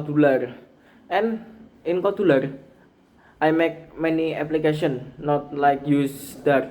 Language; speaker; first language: English; non-native, learner; Indonesian